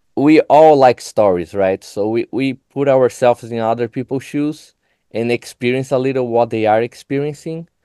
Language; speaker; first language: English; non-native, fluent; Portuguese